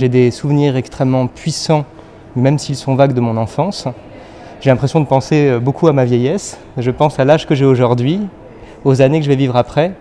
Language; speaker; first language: French; native; French